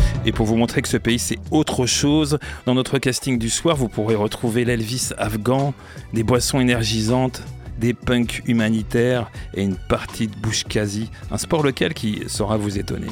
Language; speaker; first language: French; native; French